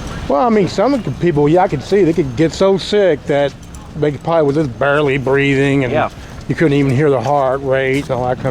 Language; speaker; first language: English; native; English